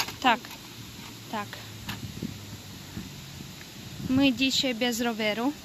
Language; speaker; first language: Polish; early bilingual, heritage; Polish